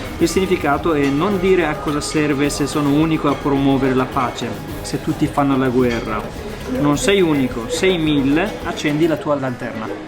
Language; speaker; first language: Italian; non-native, fluent; Persian